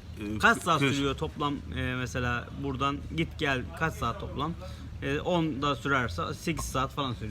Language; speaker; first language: Turkish; native; Turkish